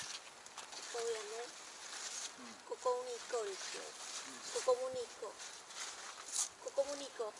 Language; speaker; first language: Japanese; non-native, learner; Vietnamese